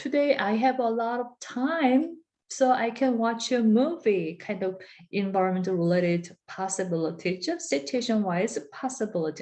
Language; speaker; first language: English; non-native, fluent; Korean